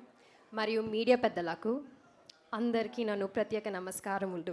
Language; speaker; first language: Telugu; non-native, learner; Malayalam